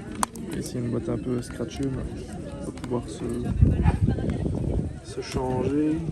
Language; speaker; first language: French; native; French